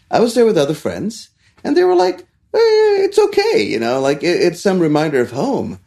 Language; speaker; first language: English; non-native, local second language; Hindi